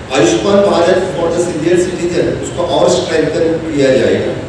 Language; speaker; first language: Hindi; non-native, local second language; Marathi